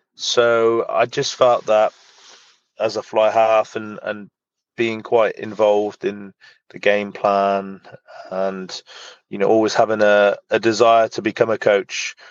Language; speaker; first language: English; native; English